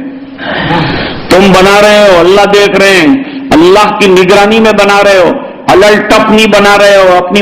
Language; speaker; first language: Urdu; native; Urdu